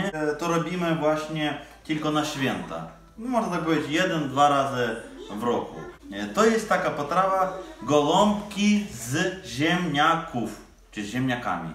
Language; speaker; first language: Polish; non-native, fluent; Ukrainian